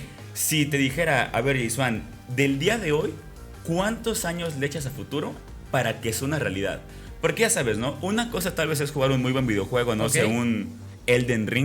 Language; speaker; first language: Spanish; native; Spanish